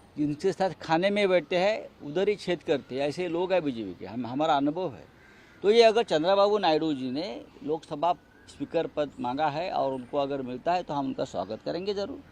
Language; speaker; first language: Hindi; non-native, local second language; Marathi